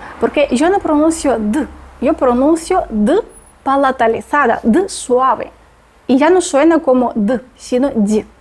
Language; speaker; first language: Spanish; non-native, fluent; Russian